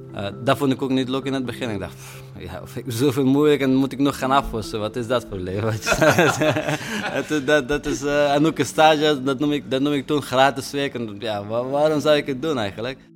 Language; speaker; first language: Dutch; non-native, fluent; Persian